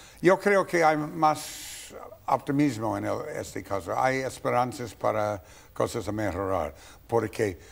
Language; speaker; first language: Spanish; non-native, fluent; English